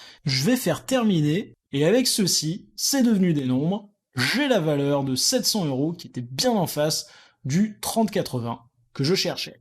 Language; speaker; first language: French; native; French